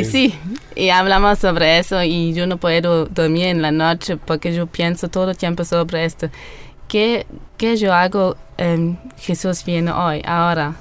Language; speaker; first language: Spanish; non-native, learner; German